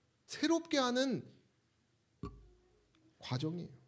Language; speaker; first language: Korean; native; Korean